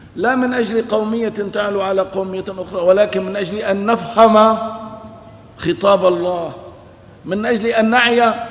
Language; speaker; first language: Arabic; non-native, local second language; Kurdish